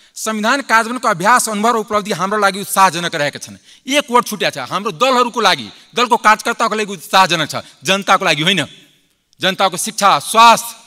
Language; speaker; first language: Nepali; non-native, local second language; Maithili